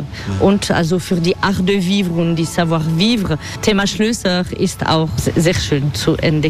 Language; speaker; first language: German; non-native, fluent; French